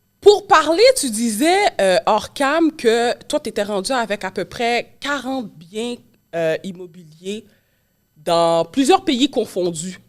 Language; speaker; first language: French; early bilingual, other home language; Haitian Creole